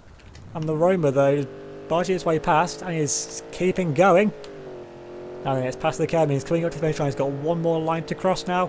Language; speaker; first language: English; native; English